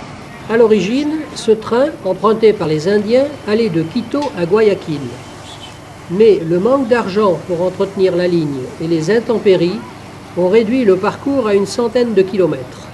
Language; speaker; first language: French; native; French